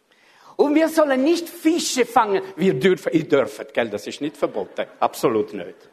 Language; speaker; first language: German; non-native, fluent; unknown